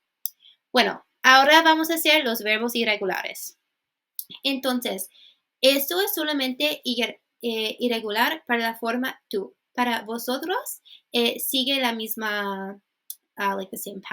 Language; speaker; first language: Spanish; non-native, fluent; English